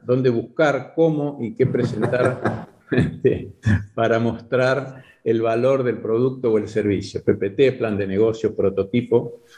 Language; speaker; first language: Spanish; native; Spanish